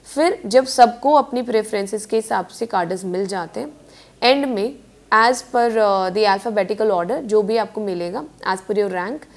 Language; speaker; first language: Hindi; native; Hindi